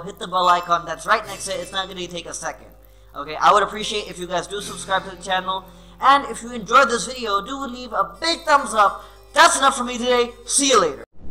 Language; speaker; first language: English; non-native, local second language; Urdu